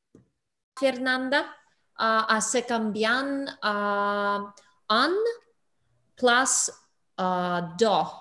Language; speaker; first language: French; non-native, learner; English